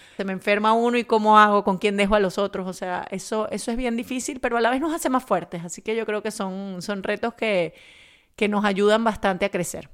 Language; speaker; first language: Spanish; native; Spanish